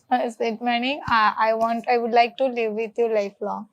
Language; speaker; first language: English; non-native, local second language; Tamil